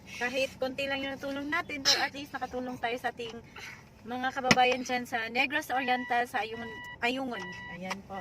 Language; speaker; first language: Filipino; non-native, local second language; Cebuano